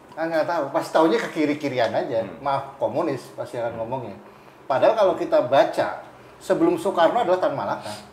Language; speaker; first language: Indonesian; native; Indonesian